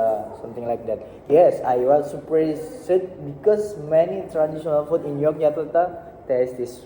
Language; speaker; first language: English; non-native, learner; Indonesian